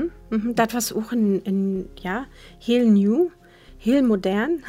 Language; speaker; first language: Dutch; non-native, fluent; German